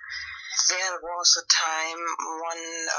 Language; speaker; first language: English; non-native, fluent; German